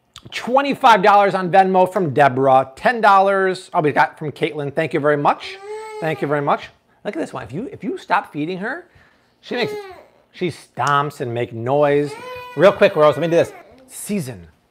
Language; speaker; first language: English; native; English